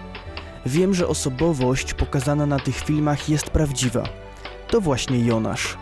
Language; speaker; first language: Polish; native; Polish